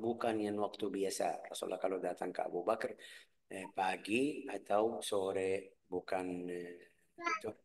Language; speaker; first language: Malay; non-native, fluent; Arabic